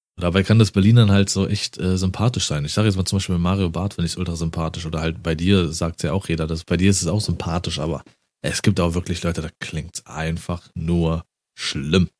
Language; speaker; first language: German; native; German